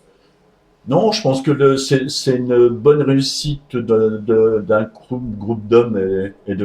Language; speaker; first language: French; native; French